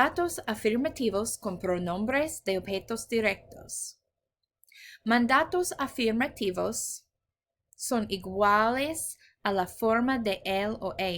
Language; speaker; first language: Spanish; non-native, fluent; English